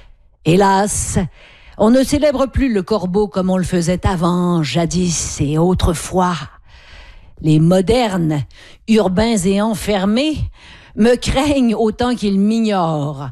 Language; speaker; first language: French; native; French